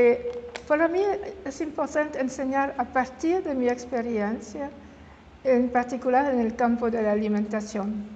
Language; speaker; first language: Spanish; non-native, learner; French